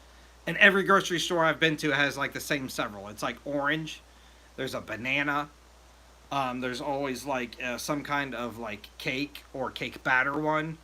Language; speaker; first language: English; native; English